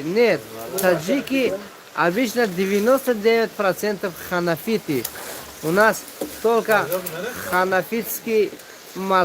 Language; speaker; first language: Russian; non-native, local second language; Tajik